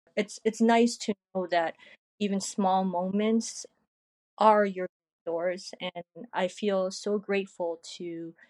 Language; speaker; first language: English; early bilingual, other home language; Korean